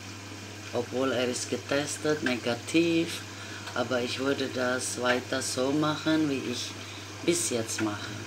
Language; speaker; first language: German; non-native, fluent; Croatian